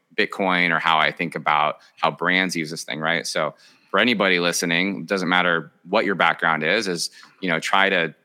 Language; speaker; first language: English; early bilingual, other home language; Spanish